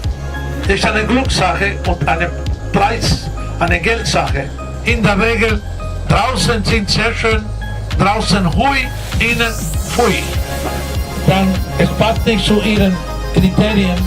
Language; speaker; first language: German; non-native, fluent; Spanish